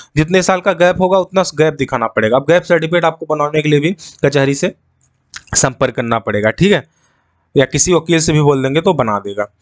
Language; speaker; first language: Hindi; native; Hindi